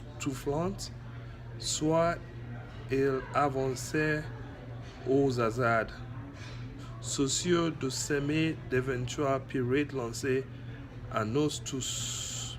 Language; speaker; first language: French; non-native, learner; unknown